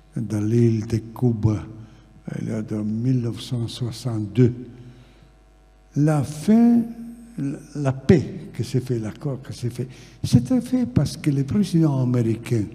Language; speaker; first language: French; non-native, fluent; Italian